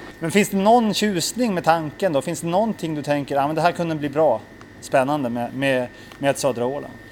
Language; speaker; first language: Swedish; native; Swedish